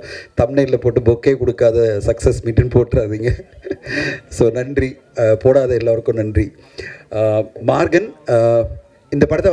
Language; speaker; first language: Tamil; native; Tamil